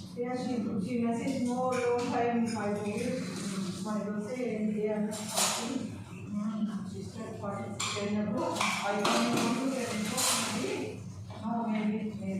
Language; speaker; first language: English; non-native, learner; Filipino